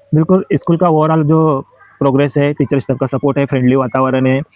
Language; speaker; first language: Hindi; non-native, local second language; Marathi